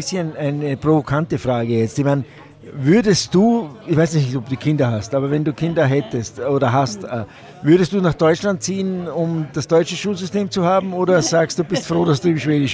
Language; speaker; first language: German; native; German